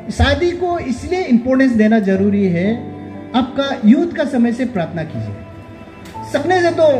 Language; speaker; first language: Hindi; non-native, local second language; Nyishi